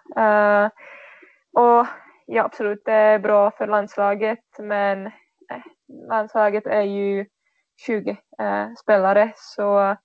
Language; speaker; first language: Swedish; non-native, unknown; Czech